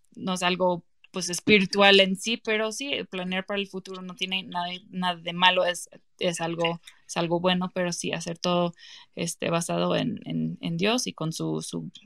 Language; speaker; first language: Spanish; non-native, fluent; English